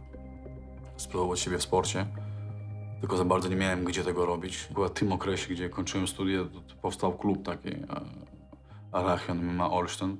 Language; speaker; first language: Polish; non-native, fluent; Chechen